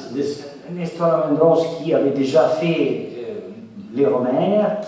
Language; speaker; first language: French; non-native, fluent; Italian